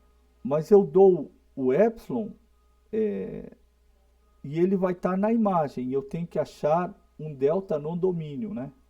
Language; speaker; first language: Portuguese; native; Portuguese